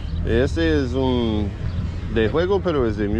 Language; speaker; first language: Spanish; early bilingual, heritage; English